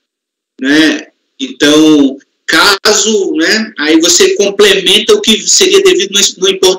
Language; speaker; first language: Portuguese; native; Portuguese